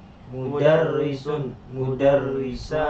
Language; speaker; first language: Arabic; non-native, learner; Indonesian